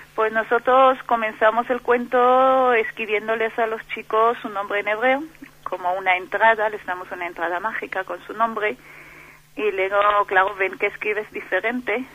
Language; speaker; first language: Spanish; non-native, fluent; Hebrew